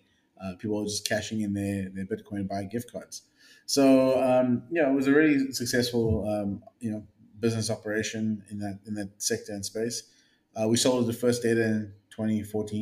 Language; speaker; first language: English; native; English